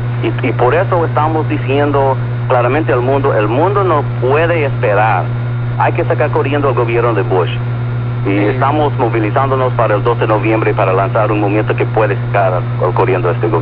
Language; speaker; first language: Spanish; early bilingual, heritage; Spanish